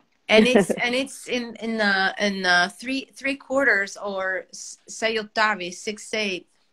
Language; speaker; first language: English; non-native, fluent; Italian